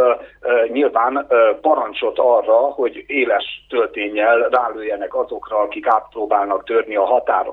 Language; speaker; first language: Hungarian; native; Hungarian